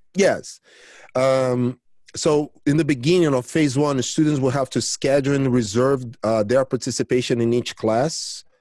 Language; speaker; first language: English; early bilingual, other home language; Portuguese